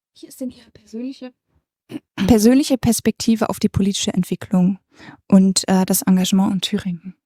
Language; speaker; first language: German; native; German